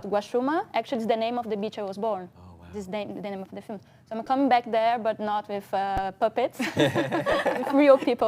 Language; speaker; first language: English; non-native, fluent; Portuguese